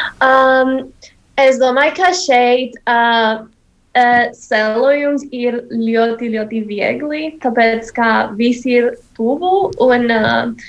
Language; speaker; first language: Latvian; non-native, learner; Spanish